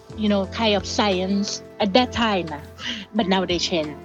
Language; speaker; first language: English; non-native, fluent; Thai